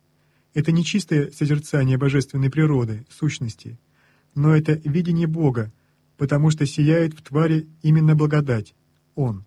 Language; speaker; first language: Russian; native; Russian